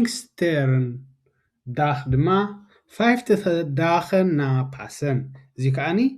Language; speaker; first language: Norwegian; non-native, fluent; Tigrinya